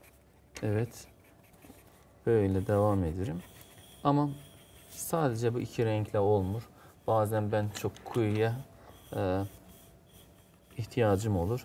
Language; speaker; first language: Turkish; non-native, fluent; Azerbaijani